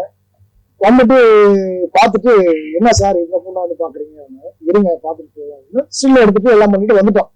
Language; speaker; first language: Tamil; native; Tamil